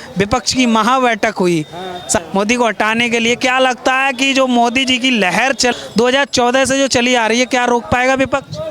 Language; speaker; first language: Hindi; native; Hindi